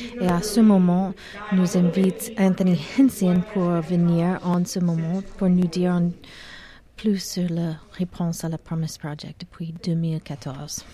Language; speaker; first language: French; non-native, learner; English